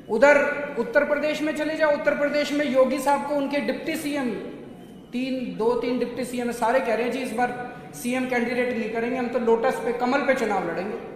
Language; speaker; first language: Hindi; native; Hindi